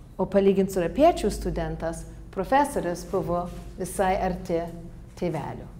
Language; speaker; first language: Lithuanian; early bilingual, heritage; Lithuanian